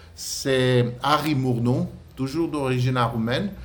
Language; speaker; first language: French; non-native, fluent; Romanian